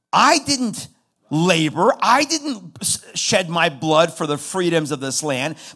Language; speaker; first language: English; non-native, fluent; Persian